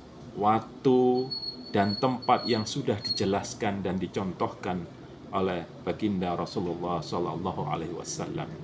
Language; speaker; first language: Indonesian; native; Indonesian